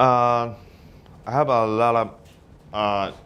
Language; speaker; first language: English; non-native, learner; Japanese